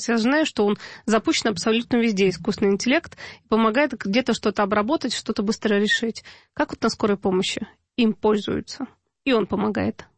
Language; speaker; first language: Russian; native; Russian